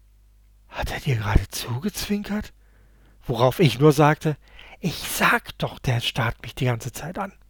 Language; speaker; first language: German; native; German